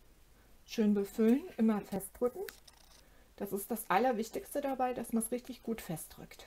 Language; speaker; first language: German; native; German